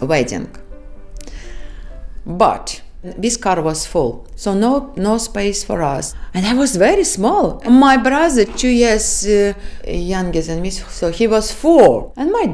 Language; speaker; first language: English; non-native, fluent; Kyrgyz